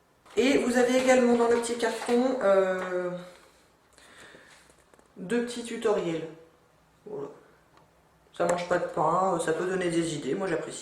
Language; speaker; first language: French; native; French